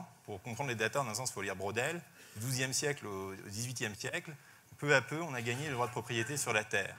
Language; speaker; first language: French; native; French